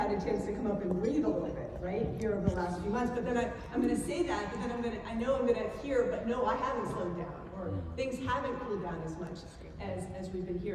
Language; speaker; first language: English; native; English